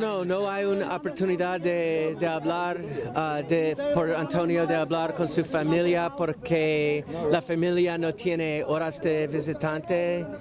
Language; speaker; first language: Spanish; non-native, learner; English